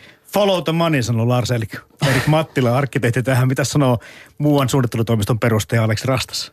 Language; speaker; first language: Finnish; native; Finnish